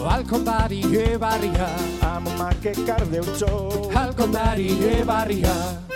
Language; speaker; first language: Spanish; non-native, local second language; Basque